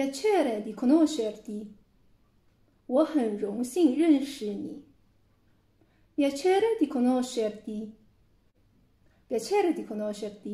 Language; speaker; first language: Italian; non-native, fluent; Chinese